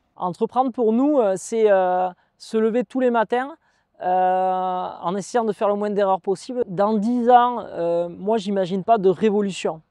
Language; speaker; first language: French; native; French